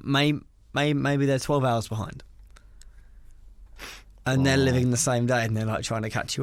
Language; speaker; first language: English; native; English